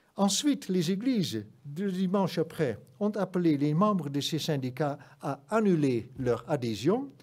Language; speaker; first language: French; non-native, fluent; Dutch